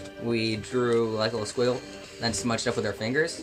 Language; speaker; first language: English; native; English